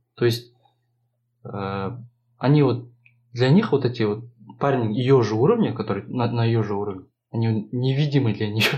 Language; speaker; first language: Russian; non-native, local second language; Kazakh